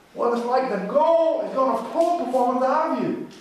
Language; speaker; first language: English; native; English